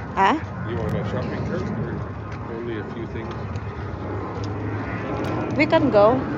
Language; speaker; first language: English; non-native, local second language; Filipino